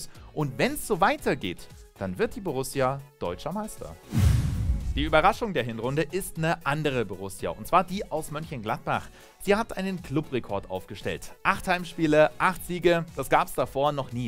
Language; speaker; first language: German; native; German